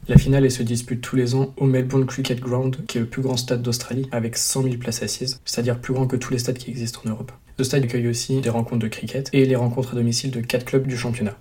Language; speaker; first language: French; native; French